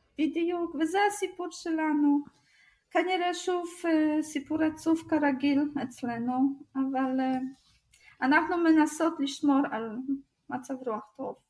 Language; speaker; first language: Hebrew; non-native, fluent; Russian